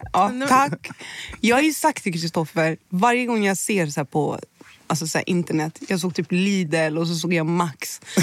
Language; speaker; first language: Swedish; early bilingual, other home language; Somali